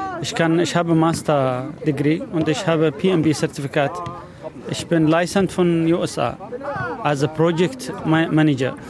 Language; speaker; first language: German; non-native, learner; Arabic